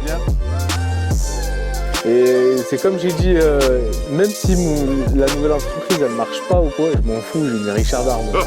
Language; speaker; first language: French; native; French